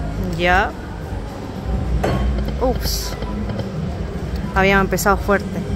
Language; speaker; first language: Spanish; native; Spanish